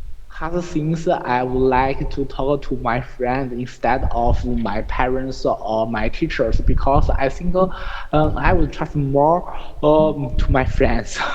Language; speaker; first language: English; non-native, learner; Chinese